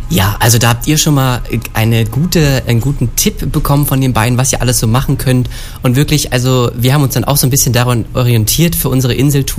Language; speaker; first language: German; native; German